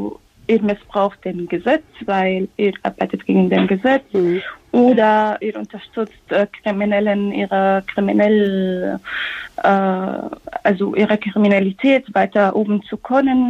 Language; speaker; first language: German; non-native, fluent; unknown